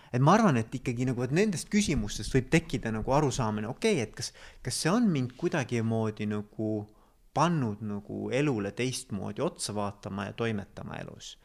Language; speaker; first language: Estonian; native; Estonian